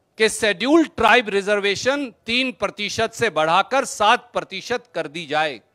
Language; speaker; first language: Hindi; native; Hindi